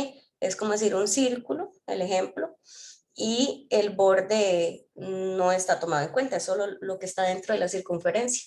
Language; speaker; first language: Spanish; native; Spanish